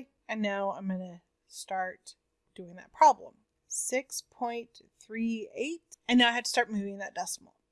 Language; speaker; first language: English; native; English